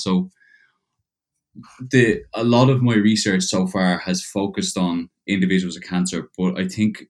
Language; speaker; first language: English; native; English